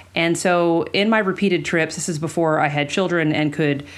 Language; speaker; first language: English; early bilingual, other home language; Spanish